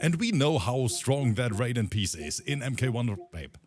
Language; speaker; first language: English; native; English